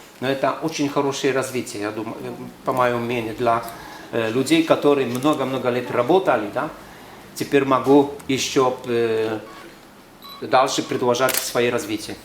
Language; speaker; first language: Russian; non-native, fluent; Polish